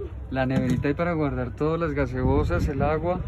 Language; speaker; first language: Spanish; native; Spanish